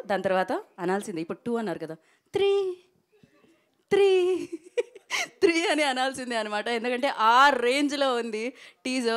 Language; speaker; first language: Telugu; native; Telugu